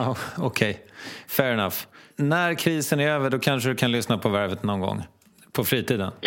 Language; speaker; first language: Swedish; native; Swedish